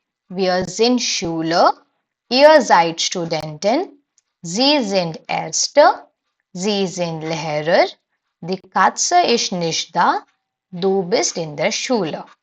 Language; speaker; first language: German; non-native, fluent; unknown